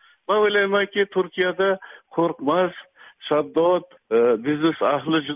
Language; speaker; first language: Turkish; non-native, learner; Uzbek